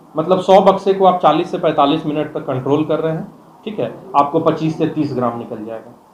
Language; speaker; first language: Hindi; native; Hindi